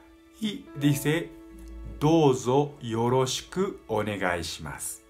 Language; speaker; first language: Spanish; non-native, learner; Japanese